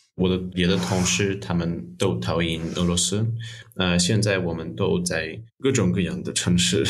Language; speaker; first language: Chinese; non-native, fluent; Russian